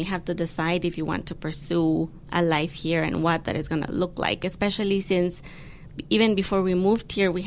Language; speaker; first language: English; non-native, fluent; Spanish